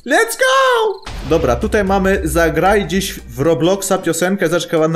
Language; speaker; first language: Polish; native; Polish